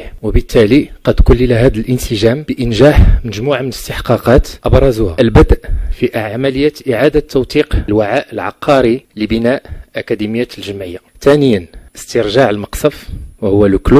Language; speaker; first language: Arabic; native; Arabic